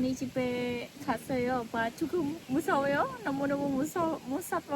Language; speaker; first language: Korean; non-native, learner; Khmer